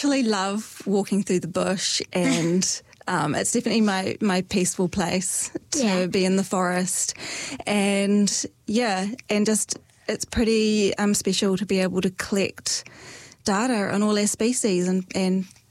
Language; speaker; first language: English; native; English